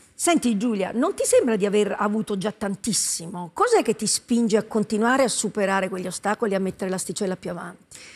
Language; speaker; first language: Italian; native; Italian